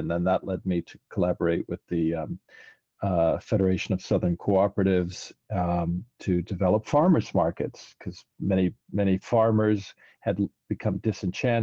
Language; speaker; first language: English; native; English